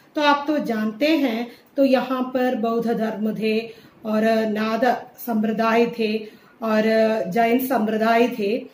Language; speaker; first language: Hindi; non-native, local second language; Malayalam